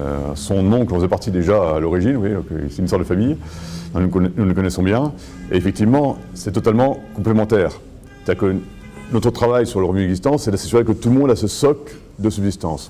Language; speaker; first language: French; native; French